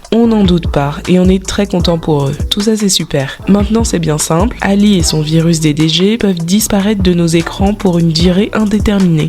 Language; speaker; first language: French; native; French